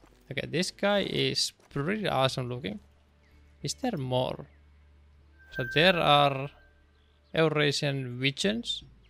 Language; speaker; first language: English; non-native, fluent; Finnish